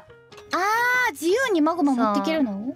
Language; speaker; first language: Japanese; native; Japanese